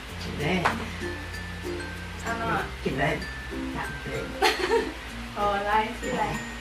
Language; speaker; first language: Chinese; non-native, learner; Indonesian